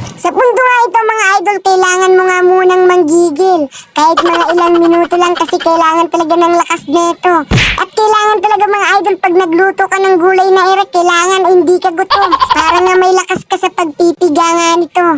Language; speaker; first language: Filipino; non-native, local second language; Bikol